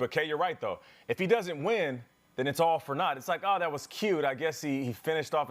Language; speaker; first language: English; native; English